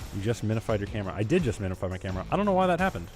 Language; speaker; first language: English; native; English